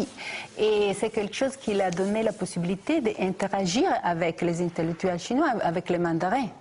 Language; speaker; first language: French; non-native, fluent; Italian